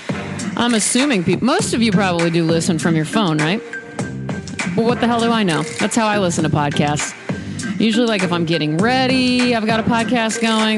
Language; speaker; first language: English; native; English